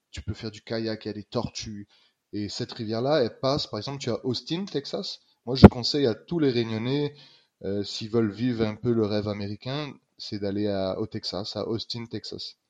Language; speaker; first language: French; native; French